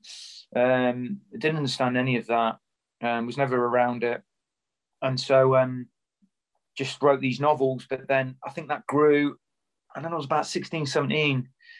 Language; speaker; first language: English; native; English